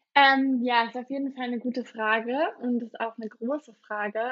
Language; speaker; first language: German; native; German